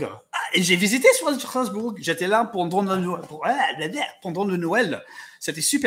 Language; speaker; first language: French; non-native, fluent; English